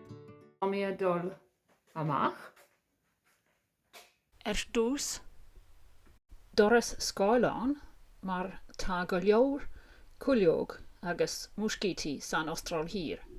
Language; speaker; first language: Irish; non-native, learner; English